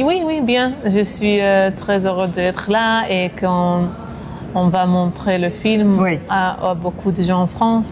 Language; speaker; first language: French; non-native, fluent; Hebrew